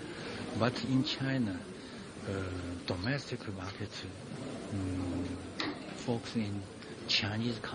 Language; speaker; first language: English; non-native, learner; Chinese